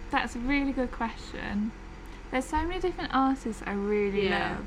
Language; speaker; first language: English; native; English